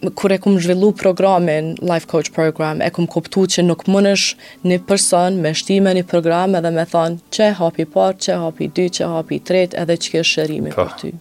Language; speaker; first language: Albanian; early bilingual, heritage; Albanian